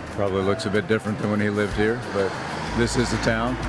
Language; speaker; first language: English; native; English